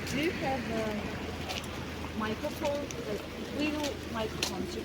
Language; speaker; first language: English; non-native, learner; Russian